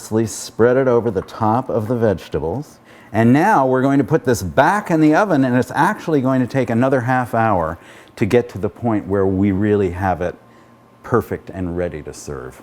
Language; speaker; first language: English; native; English